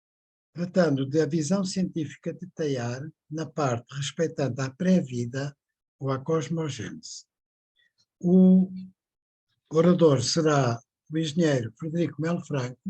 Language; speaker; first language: Portuguese; native; Portuguese